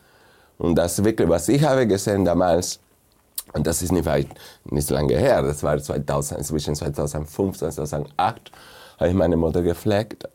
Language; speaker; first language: German; non-native, fluent; Spanish